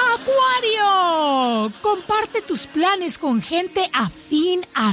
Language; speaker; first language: Spanish; native; Spanish